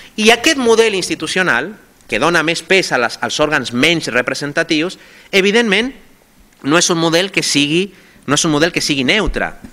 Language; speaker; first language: Catalan; non-native, fluent; Spanish